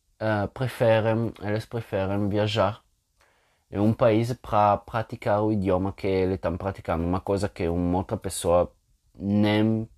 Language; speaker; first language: Portuguese; non-native, fluent; Italian